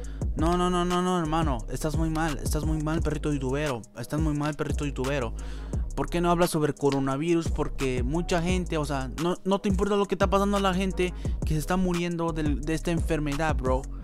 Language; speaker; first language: Spanish; native; Spanish